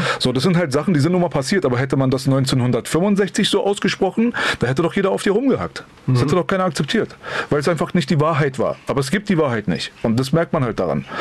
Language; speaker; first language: German; early bilingual, other home language; Persian